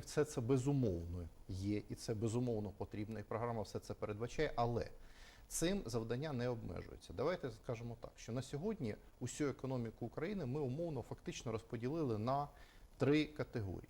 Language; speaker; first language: Ukrainian; native; Ukrainian